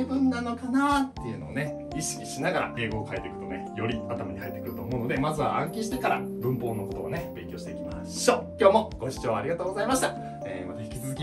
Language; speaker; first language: Japanese; native; Japanese